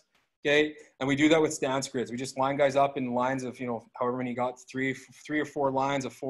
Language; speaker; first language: English; native; English